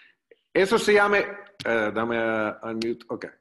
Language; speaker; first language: Spanish; non-native, learner; English